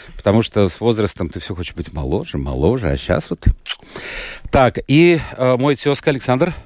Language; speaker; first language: Russian; native; Russian